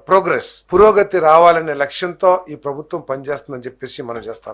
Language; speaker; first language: Telugu; native; Telugu